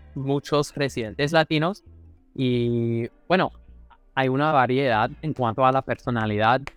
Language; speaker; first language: Spanish; non-native, fluent; English